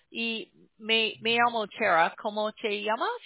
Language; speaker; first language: Spanish; non-native, learner; English